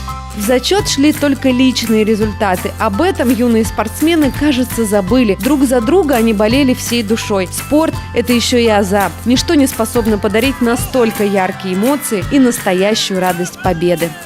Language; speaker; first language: Russian; native; Russian